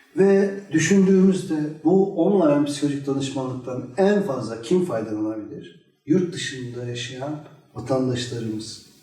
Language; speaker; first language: Turkish; native; Turkish